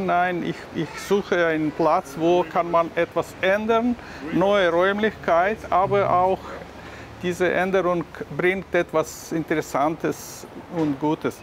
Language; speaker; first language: German; non-native, learner; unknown